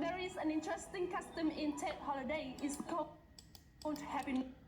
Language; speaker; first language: English; non-native, learner; Vietnamese